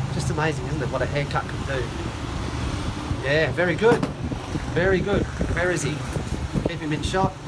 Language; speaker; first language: English; native; English